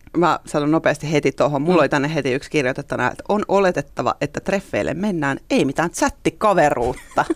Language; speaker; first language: Finnish; native; Finnish